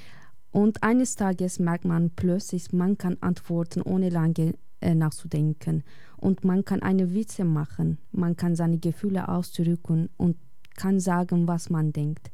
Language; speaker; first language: German; non-native, fluent; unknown